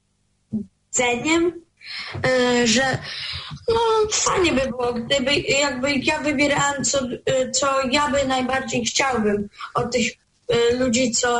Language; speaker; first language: Polish; early bilingual, heritage; Polish